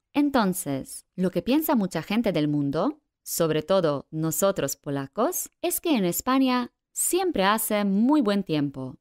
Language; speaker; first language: Spanish; non-native, fluent; Polish